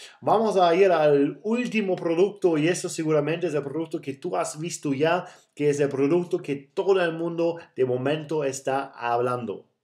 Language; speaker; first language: Spanish; non-native, fluent; German